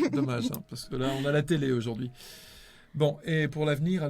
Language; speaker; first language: French; native; French